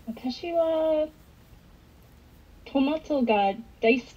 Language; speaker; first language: Japanese; non-native, learner; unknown